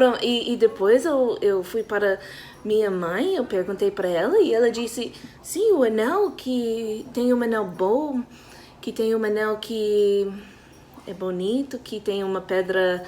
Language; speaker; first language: Portuguese; non-native, fluent; English